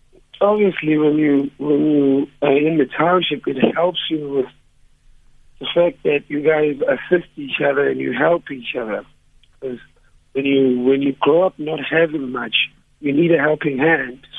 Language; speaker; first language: English; non-native, local second language; Zulu